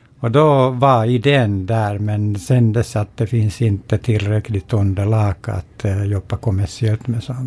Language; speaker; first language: Swedish; non-native, fluent; Finnish